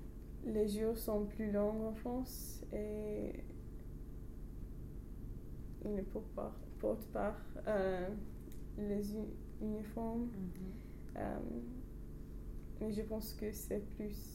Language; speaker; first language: French; non-native, learner; English